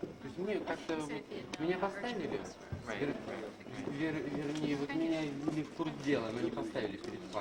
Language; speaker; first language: Russian; native; Russian